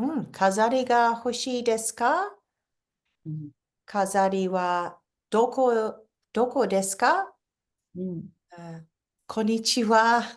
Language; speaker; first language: Japanese; non-native, fluent; English